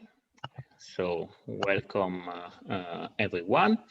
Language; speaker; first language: English; non-native, fluent; Italian